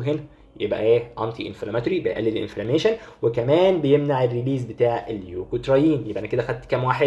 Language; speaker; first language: Arabic; native; Arabic